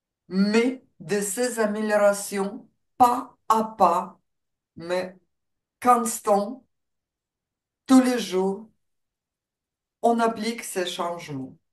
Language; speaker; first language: French; non-native, fluent; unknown